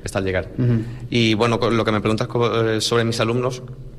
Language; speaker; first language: Spanish; native; Spanish